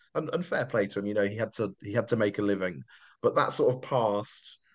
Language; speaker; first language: English; native; English